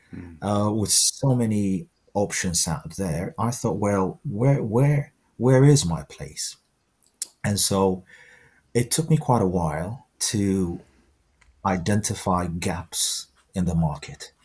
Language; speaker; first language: English; non-native, fluent; Amharic